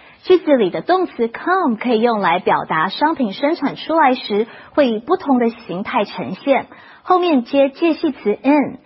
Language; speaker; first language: Chinese; native; Chinese